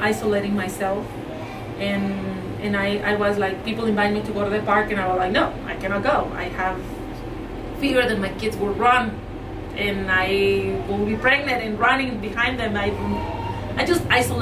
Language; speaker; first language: English; non-native, fluent; Spanish